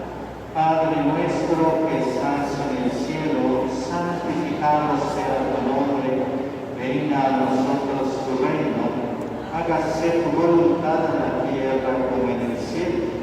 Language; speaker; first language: Spanish; native; Spanish